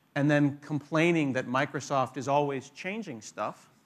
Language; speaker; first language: English; native; English